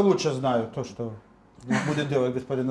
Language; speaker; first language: Russian; native; Russian